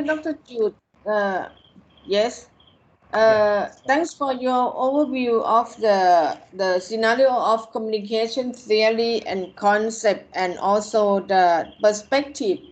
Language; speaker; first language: English; non-native, fluent; Thai